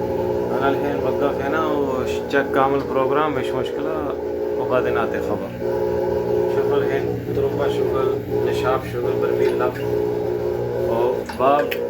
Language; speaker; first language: Arabic; non-native, learner; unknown